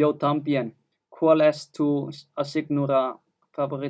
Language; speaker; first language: Spanish; non-native, learner; Icelandic